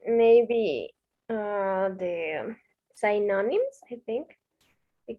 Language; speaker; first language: English; non-native, learner; Spanish